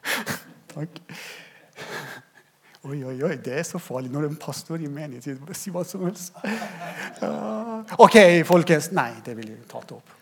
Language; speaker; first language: Norwegian; non-native, fluent; Persian